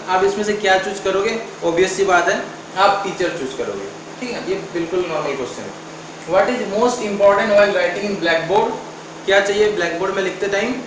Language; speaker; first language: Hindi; non-native, local second language; Odia